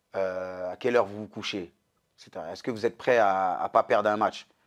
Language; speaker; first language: French; native; French